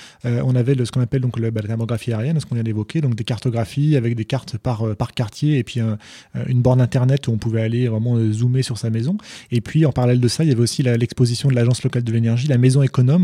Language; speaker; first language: French; native; French